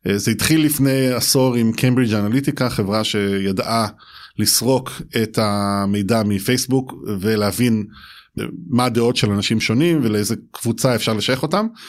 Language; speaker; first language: Hebrew; native; Hebrew